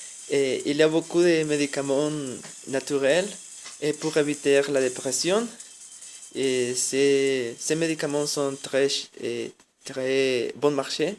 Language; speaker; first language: French; non-native, learner; Spanish